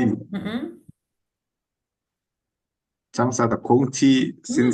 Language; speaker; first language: Chinese; non-native, learner; Indonesian